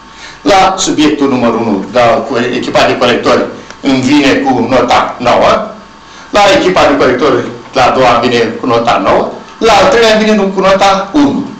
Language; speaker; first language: Romanian; native; Romanian